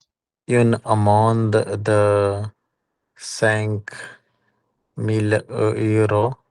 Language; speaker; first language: French; non-native, learner; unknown